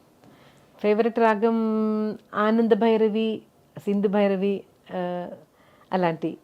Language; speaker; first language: Telugu; non-native, local second language; Malayalam